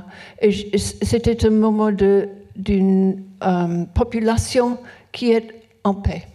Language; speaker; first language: French; non-native, learner; English